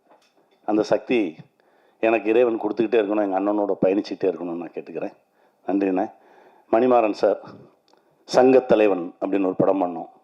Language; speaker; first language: Tamil; native; Tamil